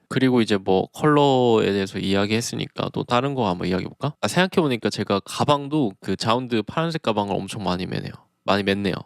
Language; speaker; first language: Korean; native; Korean